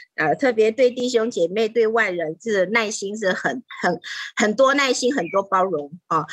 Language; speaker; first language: Chinese; native; Chinese